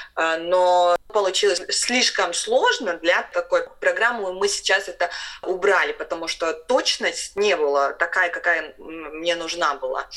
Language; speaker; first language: Russian; non-native, local second language; Latvian